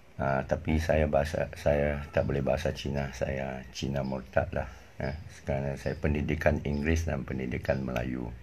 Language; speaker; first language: Malay; non-native, local second language; English